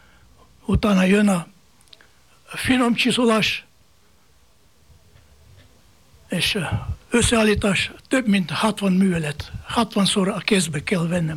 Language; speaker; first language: Hungarian; non-native, fluent; Bulgarian